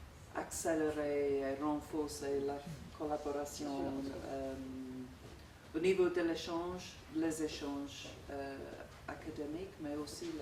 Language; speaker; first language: French; non-native, fluent; English